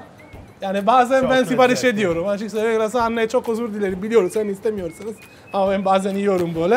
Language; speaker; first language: Turkish; non-native, learner; Italian